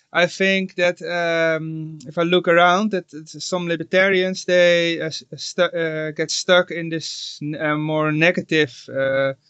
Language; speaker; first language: English; non-native, fluent; Dutch